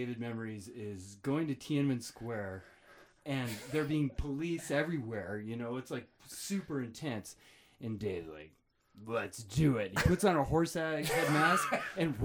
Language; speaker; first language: English; native; English